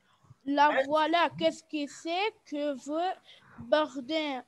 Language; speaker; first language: French; non-native, learner; Arabic